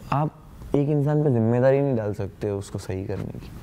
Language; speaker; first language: Hindi; non-native, local second language; Gujarati